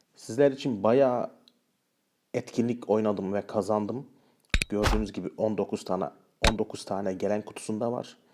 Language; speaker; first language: Turkish; early bilingual, heritage; Turkish